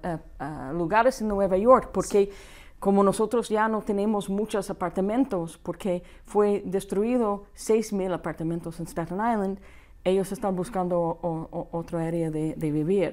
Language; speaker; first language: Spanish; non-native, fluent; English